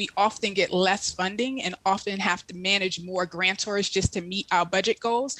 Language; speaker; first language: English; native; English